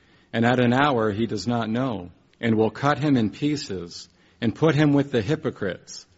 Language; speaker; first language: English; native; English